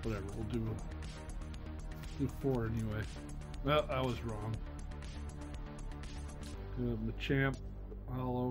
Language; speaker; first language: English; native; English